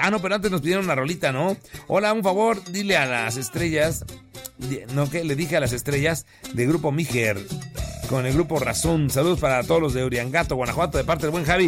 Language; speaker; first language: Spanish; native; Spanish